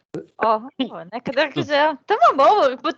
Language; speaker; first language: Turkish; non-native, learner; Serbian